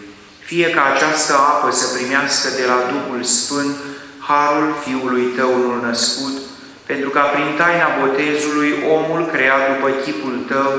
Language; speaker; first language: Romanian; native; Romanian